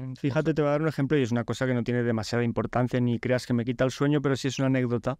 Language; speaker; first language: Spanish; early bilingual, other home language; Polish